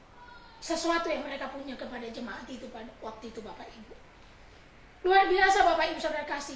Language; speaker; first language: Indonesian; native; Indonesian